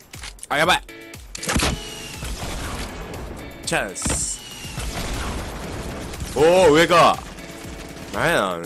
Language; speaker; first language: Japanese; native; Japanese